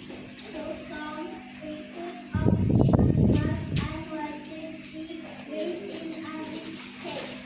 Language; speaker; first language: English; non-native, learner; Indonesian